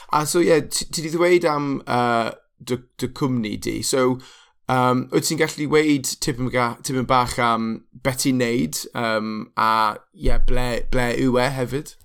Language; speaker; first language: Welsh; non-native, local second language; English